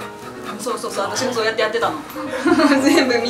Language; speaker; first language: Japanese; native; Japanese